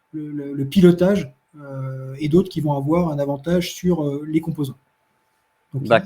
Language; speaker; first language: French; native; French